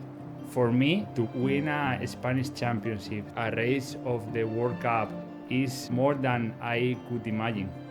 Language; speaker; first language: English; non-native, learner; Spanish